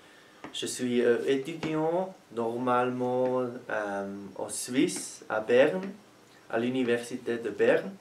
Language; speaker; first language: French; non-native, learner; German